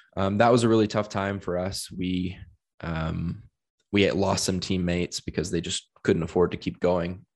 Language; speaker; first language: English; native; English